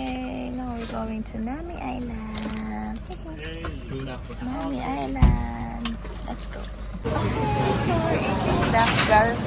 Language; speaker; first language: English; non-native, local second language; Filipino